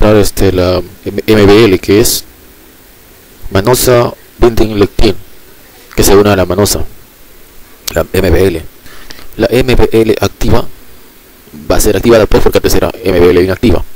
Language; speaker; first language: Spanish; native; Spanish